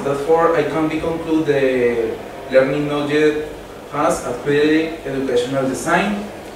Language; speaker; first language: English; non-native, learner; Spanish